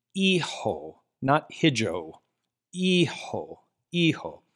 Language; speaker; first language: English; native; English